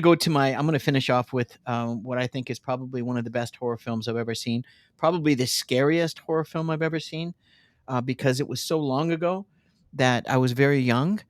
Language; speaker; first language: English; native; English